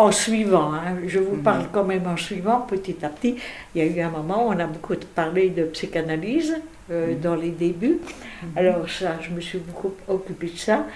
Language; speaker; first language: French; native; French